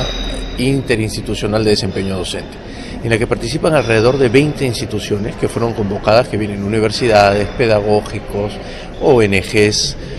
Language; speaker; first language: Spanish; native; Spanish